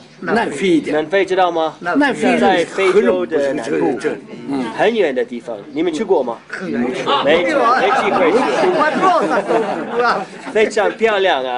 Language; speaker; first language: Chinese; non-native, fluent; English